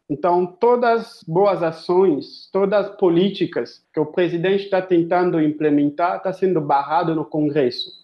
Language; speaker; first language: Portuguese; non-native, fluent; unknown